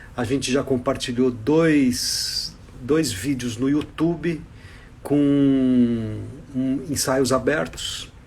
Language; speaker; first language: Portuguese; native; Portuguese